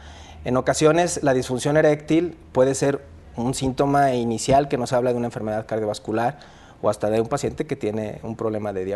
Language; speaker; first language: Spanish; native; Spanish